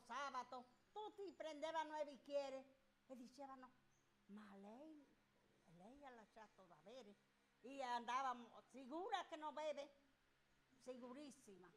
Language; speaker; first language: Italian; non-native, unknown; Spanish